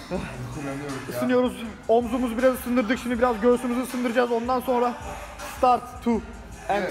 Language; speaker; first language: Turkish; native; Turkish